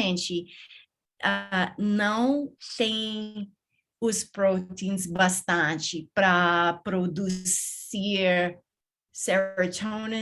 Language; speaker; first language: Portuguese; non-native, learner; English